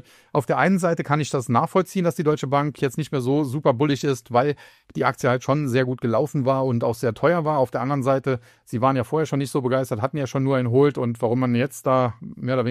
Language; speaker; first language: German; native; German